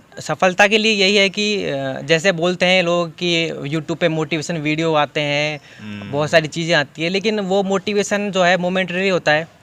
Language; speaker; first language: Hindi; native; Hindi